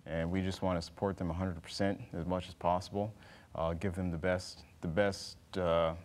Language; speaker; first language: English; native; English